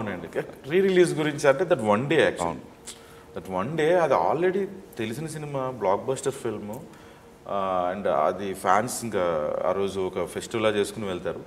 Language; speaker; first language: Telugu; native; Telugu